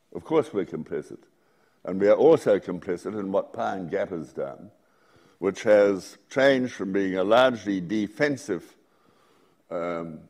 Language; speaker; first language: English; native; English